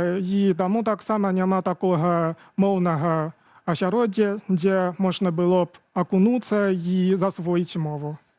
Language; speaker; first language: Belarusian; non-native, fluent; Chinese